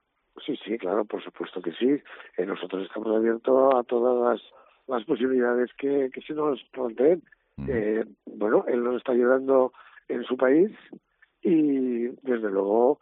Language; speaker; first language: Spanish; native; Spanish